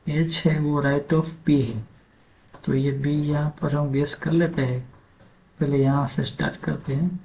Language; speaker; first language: Hindi; non-native, local second language; Gujarati